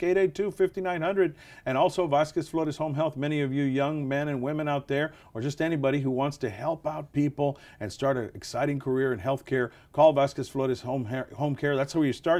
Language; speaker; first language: English; native; English